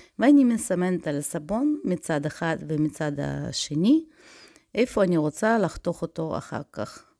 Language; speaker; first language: Hebrew; non-native, fluent; Russian